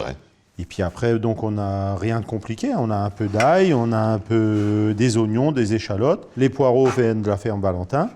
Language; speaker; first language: French; native; French